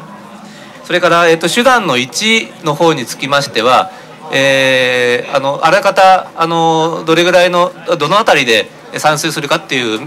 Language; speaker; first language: Japanese; native; Japanese